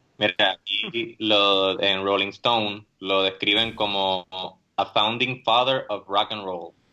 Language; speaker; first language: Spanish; native; Spanish